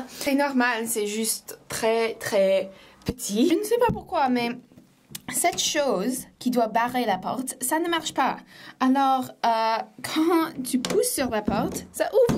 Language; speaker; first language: French; non-native, learner; English